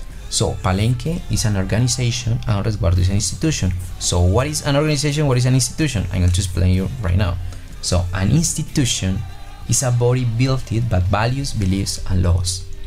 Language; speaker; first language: English; non-native, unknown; Spanish